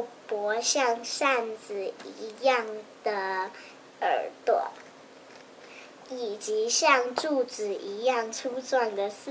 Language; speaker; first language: Chinese; native; Chinese